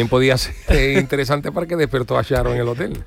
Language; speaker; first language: Spanish; native; Spanish